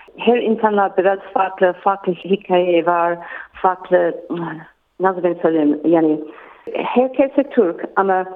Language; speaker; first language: Turkish; non-native, learner; English